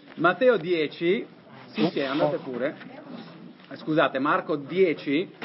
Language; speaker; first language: Italian; non-native, fluent; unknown